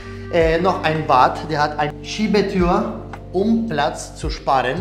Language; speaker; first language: German; non-native, learner; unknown